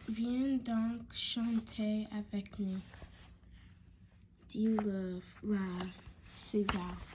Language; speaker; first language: French; non-native, learner; English